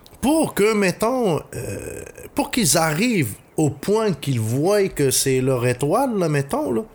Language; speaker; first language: French; non-native, local second language; Arabic